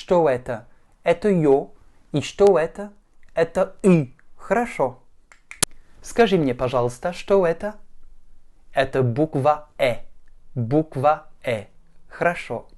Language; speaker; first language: Russian; non-native, fluent; French